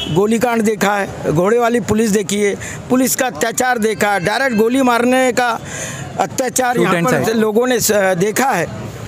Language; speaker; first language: Hindi; native; Hindi